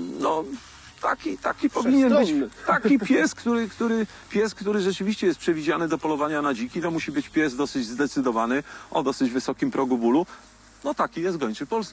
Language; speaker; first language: Polish; native; Polish